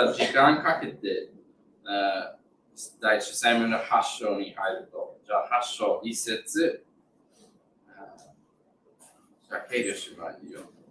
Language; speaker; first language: Japanese; non-native, fluent; English